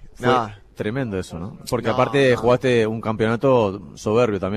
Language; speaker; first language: Spanish; native; Spanish